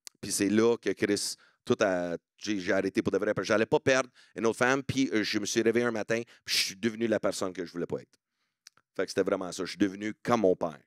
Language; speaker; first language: French; non-native, local second language; English